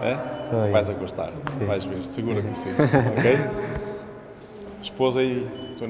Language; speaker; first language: Spanish; non-native, learner; Portuguese